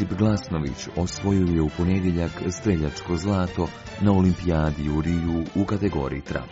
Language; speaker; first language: Croatian; native; Croatian